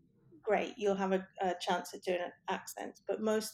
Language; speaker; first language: English; native; English